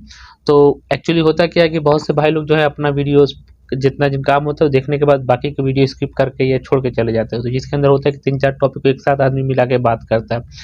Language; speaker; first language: Hindi; native; Hindi